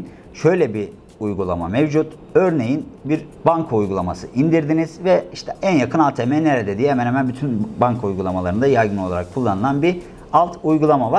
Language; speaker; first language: Turkish; native; Turkish